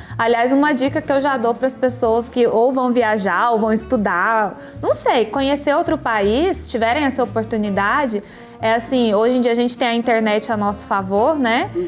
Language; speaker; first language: Portuguese; native; Portuguese